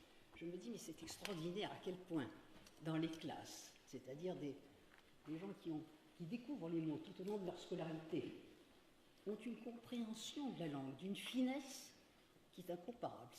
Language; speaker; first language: French; native; French